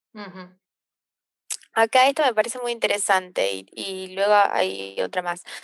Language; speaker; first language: Spanish; native; Spanish